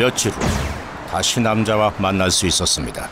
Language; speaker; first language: Korean; native; Korean